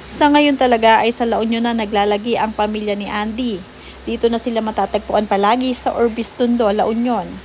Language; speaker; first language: Filipino; native; Filipino